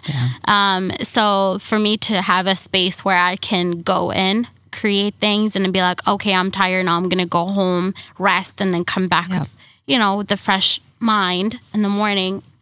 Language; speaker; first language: English; early bilingual, other home language; Somali